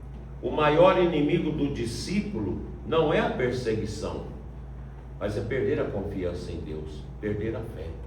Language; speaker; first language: Portuguese; native; Portuguese